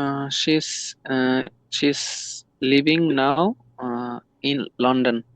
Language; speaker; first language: English; non-native, learner; Bangla